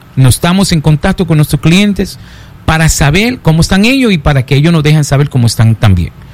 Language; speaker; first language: Spanish; early bilingual, heritage; Spanish